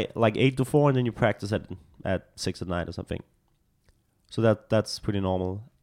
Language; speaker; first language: English; non-native, fluent; Danish